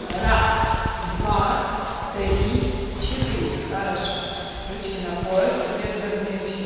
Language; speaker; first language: Russian; native; Russian